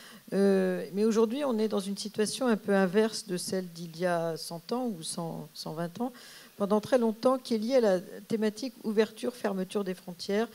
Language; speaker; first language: French; native; French